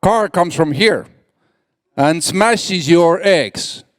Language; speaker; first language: English; non-native, fluent; Estonian